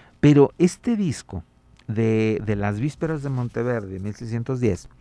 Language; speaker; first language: Spanish; native; Spanish